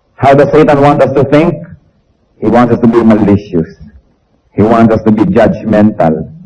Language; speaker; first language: English; non-native, local second language; Filipino